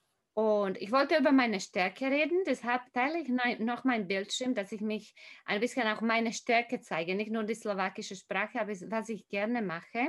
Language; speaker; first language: German; non-native, fluent; Slovak